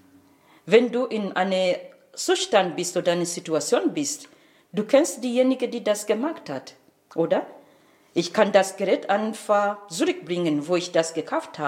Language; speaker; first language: German; non-native, fluent; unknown